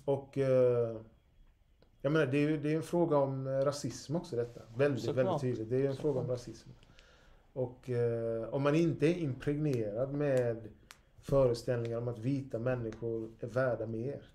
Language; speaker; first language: Swedish; native; Swedish